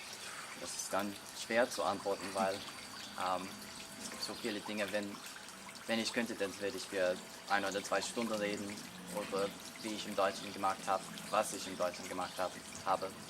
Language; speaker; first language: German; non-native, learner; English